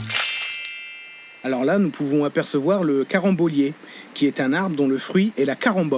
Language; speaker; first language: French; native; French